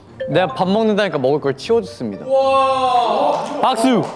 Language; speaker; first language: Korean; native; Korean